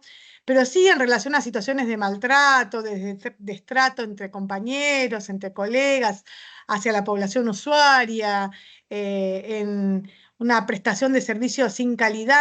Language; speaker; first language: Spanish; native; Spanish